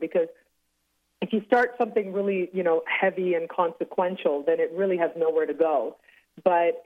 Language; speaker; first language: English; native; English